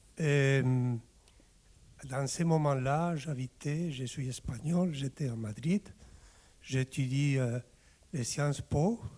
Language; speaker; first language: French; non-native, fluent; Spanish